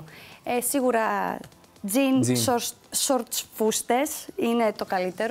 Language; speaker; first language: Greek; native; Greek